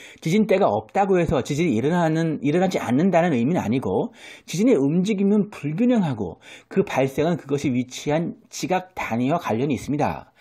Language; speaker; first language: Korean; native; Korean